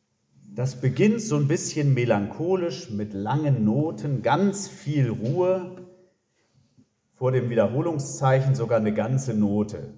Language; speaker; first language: German; native; German